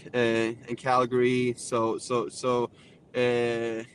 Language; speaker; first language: English; non-native, fluent; Swedish